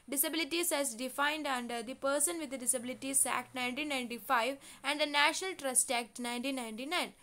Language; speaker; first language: English; non-native, local second language; Malayalam